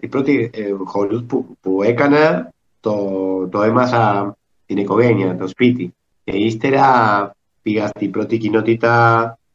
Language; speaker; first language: Greek; early bilingual, heritage; Spanish